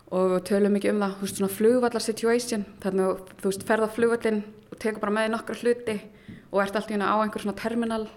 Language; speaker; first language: Icelandic; early bilingual, heritage; German